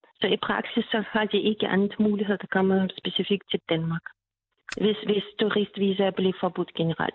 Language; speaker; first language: Danish; non-native, fluent; Russian